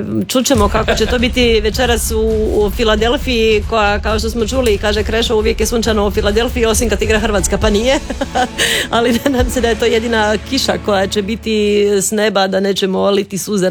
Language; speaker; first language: Serbian; native; Serbian